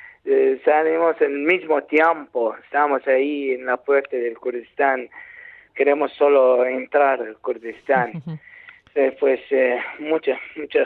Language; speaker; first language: Spanish; non-native, learner; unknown